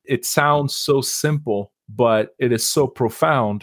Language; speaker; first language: English; non-native, local second language; Yoruba